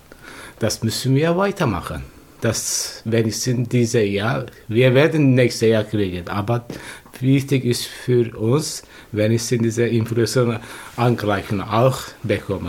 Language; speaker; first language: German; non-native, learner; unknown